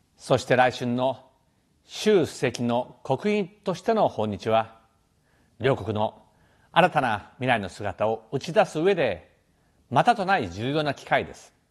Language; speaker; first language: Japanese; native; Japanese